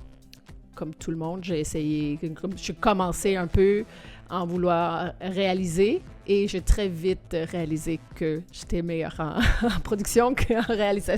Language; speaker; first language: French; non-native, fluent; Danish